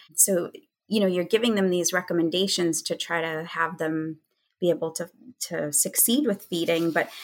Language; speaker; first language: English; native; English